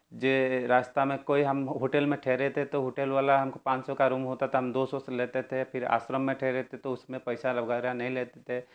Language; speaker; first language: Hindi; non-native, local second language; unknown